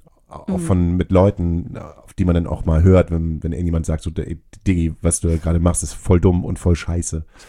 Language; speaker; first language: German; native; German